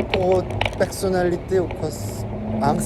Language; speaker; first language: French; non-native, fluent; Korean